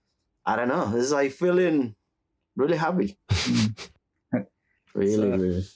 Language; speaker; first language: English; non-native, learner; Spanish